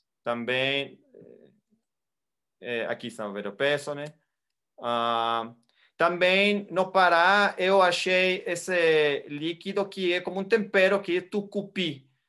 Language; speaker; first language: Portuguese; non-native, fluent; Spanish